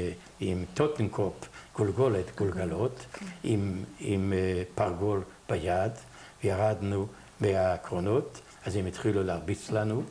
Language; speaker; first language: Hebrew; non-native, fluent; Yiddish